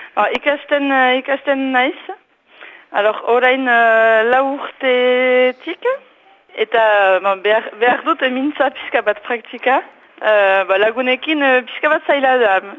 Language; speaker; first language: Basque; non-native, local second language; French